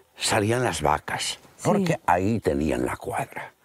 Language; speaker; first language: Spanish; native; Spanish